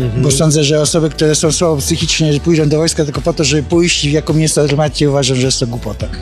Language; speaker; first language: Polish; native; Polish